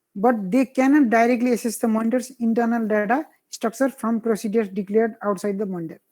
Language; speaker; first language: English; non-native, local second language; Nepali